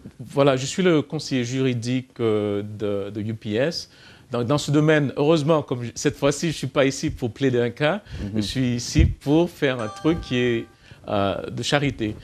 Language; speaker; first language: French; non-native, fluent; English